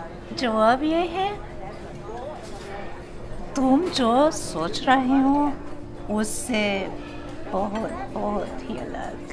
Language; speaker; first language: Hindi; non-native, learner; English